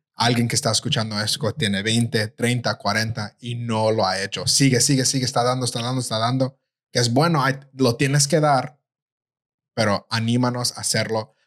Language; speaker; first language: Spanish; early bilingual, heritage; Spanish